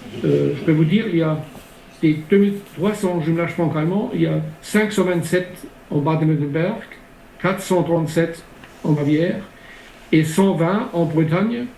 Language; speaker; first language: French; non-native, fluent; German